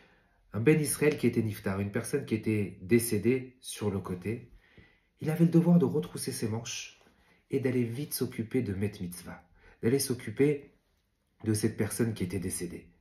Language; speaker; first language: French; native; French